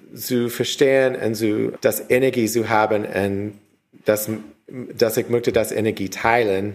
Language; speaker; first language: German; non-native, learner; English